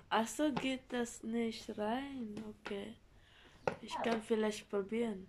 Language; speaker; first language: German; non-native, learner; Filipino